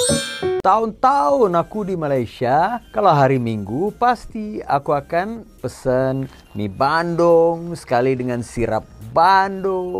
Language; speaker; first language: Indonesian; non-native, learner; English